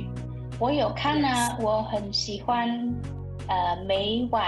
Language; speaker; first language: Chinese; non-native, learner; English